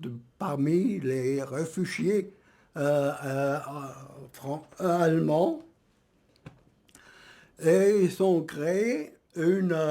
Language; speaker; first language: French; early bilingual, other home language; German